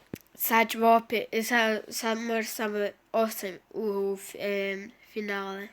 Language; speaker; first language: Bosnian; early bilingual, heritage; Bosnian